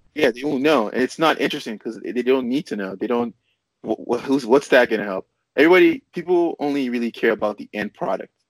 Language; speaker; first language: English; non-native, local second language; Yoruba